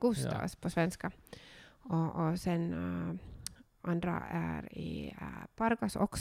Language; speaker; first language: Swedish; non-native, local second language; Finnish